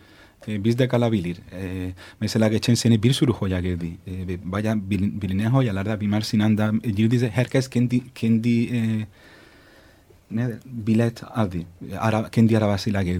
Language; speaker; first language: Turkish; non-native, fluent; Spanish